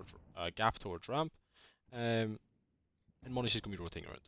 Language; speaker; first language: English; native; English